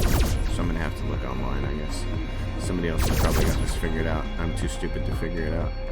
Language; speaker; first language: English; native; English